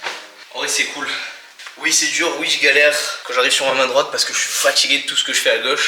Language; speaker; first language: French; native; French